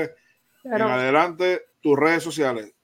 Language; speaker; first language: Spanish; native; Spanish